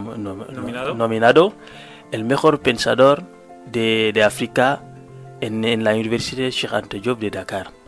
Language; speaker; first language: Spanish; non-native, learner; Wolof